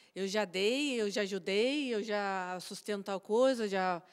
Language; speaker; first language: Portuguese; native; Portuguese